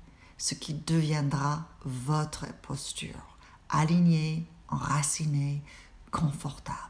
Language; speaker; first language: French; non-native, fluent; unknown